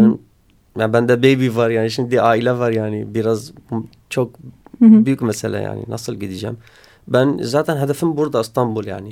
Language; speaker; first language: Turkish; non-native, learner; Kurdish